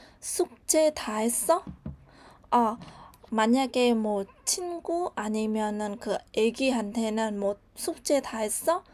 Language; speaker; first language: Korean; non-native, learner; Vietnamese